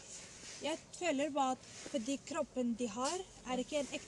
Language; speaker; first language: Norwegian; early bilingual, other home language; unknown